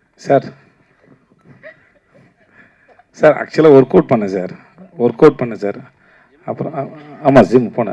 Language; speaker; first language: Tamil; native; Tamil